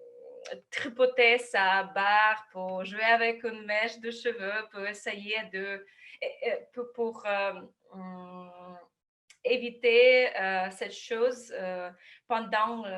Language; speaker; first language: French; non-native, fluent; Russian